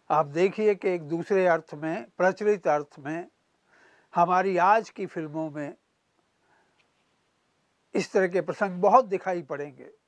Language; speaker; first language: Hindi; native; Hindi